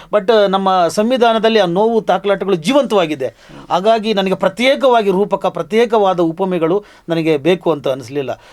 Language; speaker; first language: Kannada; native; Kannada